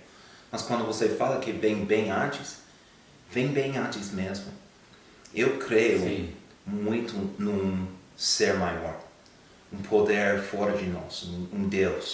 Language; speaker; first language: Portuguese; non-native, fluent; English